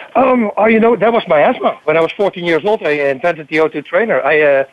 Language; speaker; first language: English; non-native, fluent; Dutch